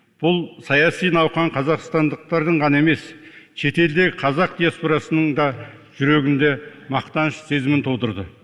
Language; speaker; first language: Kazakh; early bilingual, heritage; Kazakh